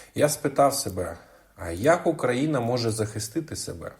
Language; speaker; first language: Ukrainian; non-native, local second language; Russian